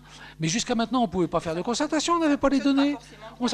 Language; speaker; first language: French; native; French